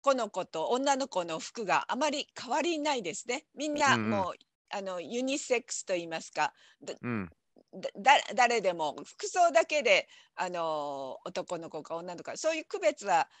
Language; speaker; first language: Japanese; native; Japanese